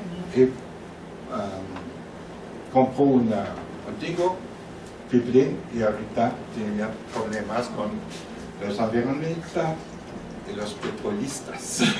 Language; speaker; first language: Spanish; non-native, learner; French